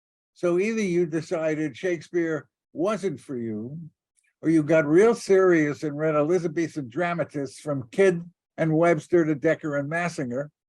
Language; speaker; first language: English; native; English